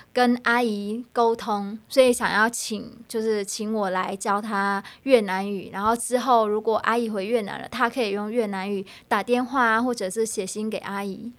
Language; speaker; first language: Chinese; non-native, fluent; Vietnamese